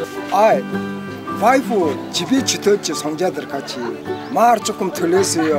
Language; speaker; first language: Korean; early bilingual, heritage; Russian